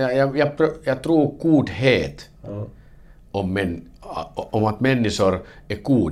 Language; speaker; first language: Swedish; non-native, local second language; Finnish